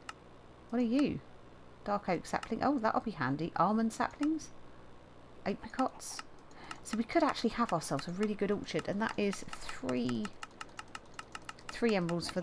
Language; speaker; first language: English; native; English